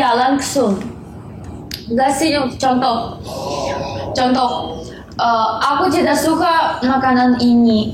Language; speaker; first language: Indonesian; non-native, learner; Russian